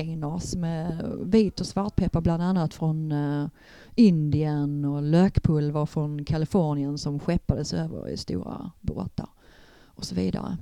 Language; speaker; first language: Swedish; native; Swedish